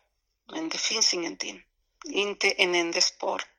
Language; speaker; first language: Swedish; non-native, fluent; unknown